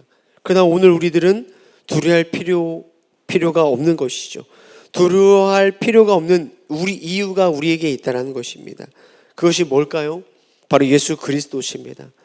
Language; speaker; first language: Korean; native; Korean